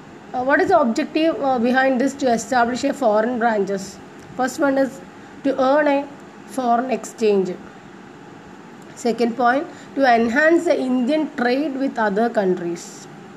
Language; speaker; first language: English; non-native, local second language; Malayalam